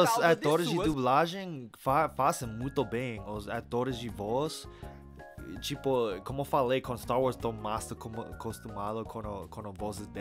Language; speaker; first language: Portuguese; non-native, fluent; English